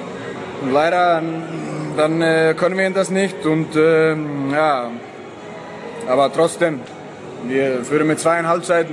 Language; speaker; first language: German; non-native, learner; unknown